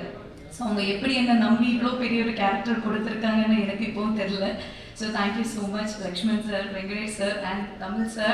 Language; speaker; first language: Tamil; non-native, local second language; Malayalam